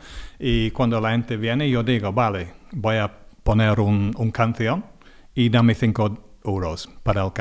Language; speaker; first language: Spanish; non-native, learner; English